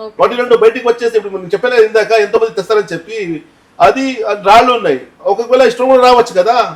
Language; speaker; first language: Telugu; non-native, local second language; Urdu